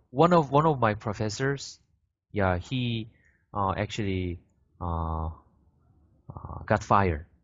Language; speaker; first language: English; non-native, learner; Korean